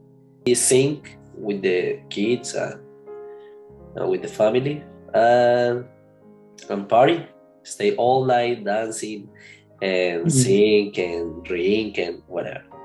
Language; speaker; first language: English; non-native, learner; Spanish